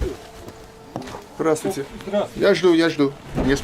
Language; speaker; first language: Russian; non-native, learner; English